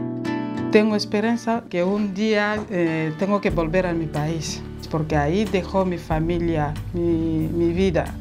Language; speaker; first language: Spanish; non-native, fluent; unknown